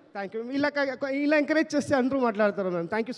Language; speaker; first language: Telugu; non-native, learner; Kannada